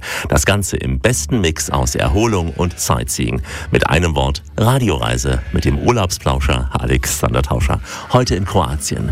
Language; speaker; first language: German; native; German